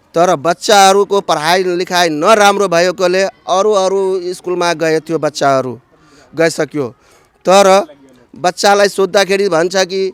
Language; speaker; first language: Nepali; non-native, local second language; Maithili